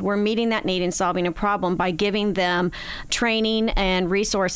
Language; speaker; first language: English; native; English